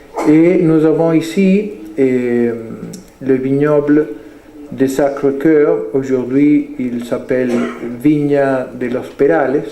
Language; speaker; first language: French; non-native, fluent; Spanish